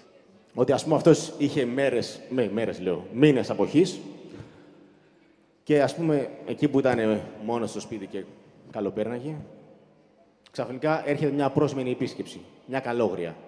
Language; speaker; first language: Greek; native; Greek